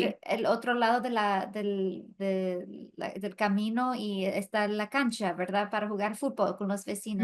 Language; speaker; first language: Spanish; non-native, fluent; English